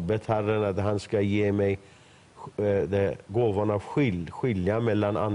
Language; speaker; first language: Swedish; non-native, fluent; Persian